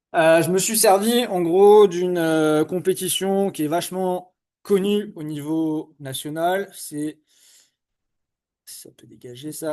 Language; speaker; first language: French; native; French